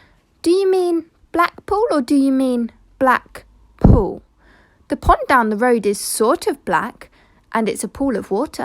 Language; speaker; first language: English; native; English